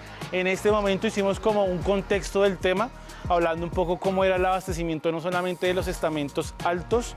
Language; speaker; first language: Spanish; native; Spanish